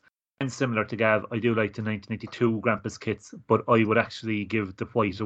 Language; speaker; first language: English; native; English